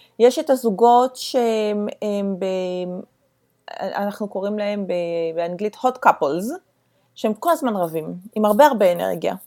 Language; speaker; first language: Hebrew; native; Hebrew